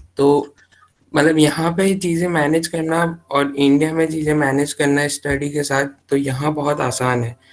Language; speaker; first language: Hindi; native; Hindi